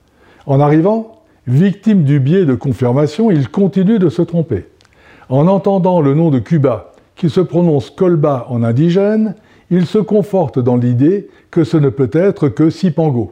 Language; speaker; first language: French; native; French